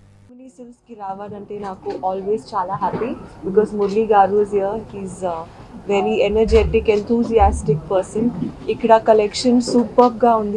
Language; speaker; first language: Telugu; non-native, learner; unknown